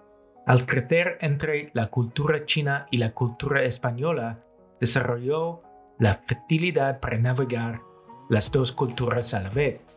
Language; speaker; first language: Spanish; non-native, fluent; English